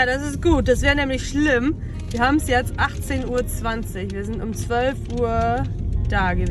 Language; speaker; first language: German; native; German